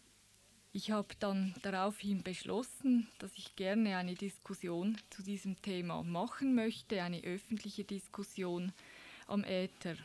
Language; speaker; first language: German; native; German